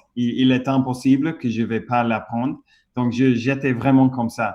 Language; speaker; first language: French; non-native, fluent; English